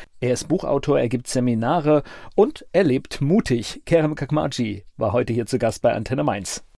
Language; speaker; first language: German; native; German